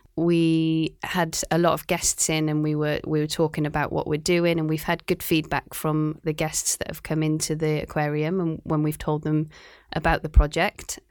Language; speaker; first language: English; native; English